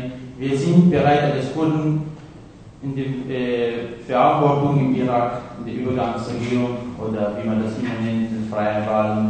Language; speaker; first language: German; non-native, fluent; Kurdish